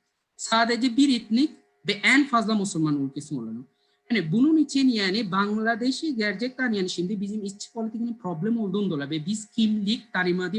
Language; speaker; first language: Turkish; non-native, fluent; Bangla